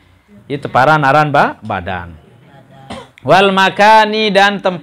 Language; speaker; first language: Indonesian; non-native, local second language; Sasak